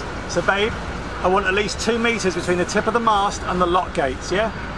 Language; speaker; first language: English; native; English